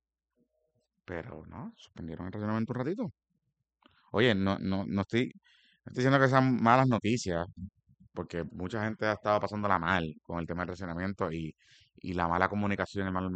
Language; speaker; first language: Spanish; native; Spanish